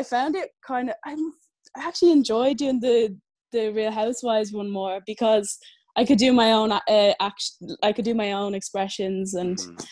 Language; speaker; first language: English; native; English